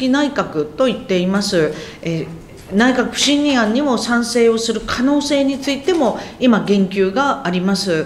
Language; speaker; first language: Japanese; native; Japanese